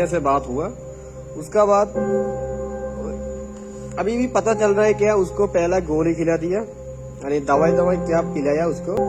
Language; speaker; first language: Hindi; non-native, fluent; Bangla